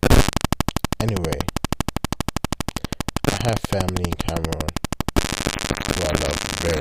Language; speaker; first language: English; non-native, local second language; German